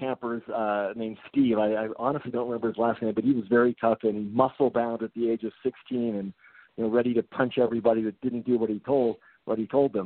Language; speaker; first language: English; early bilingual, other home language; Japanese